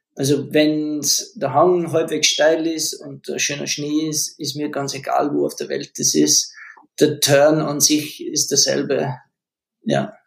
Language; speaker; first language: German; native; German